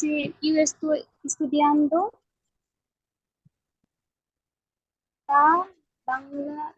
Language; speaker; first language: Spanish; non-native, learner; Bangla